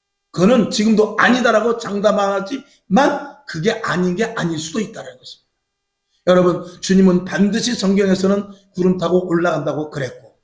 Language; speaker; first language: Korean; native; Korean